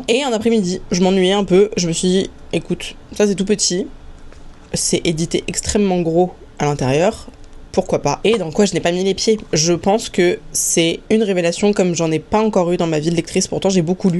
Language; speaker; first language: French; native; French